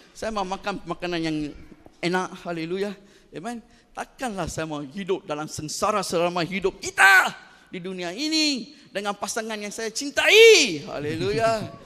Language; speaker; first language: Malay; non-native, local second language; Tamil